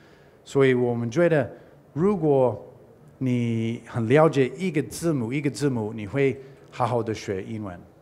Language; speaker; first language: Chinese; non-native, learner; English